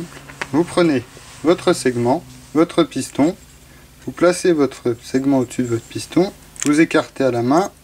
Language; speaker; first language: French; native; French